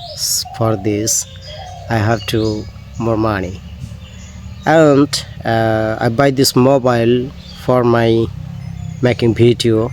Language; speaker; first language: English; non-native, learner; Bangla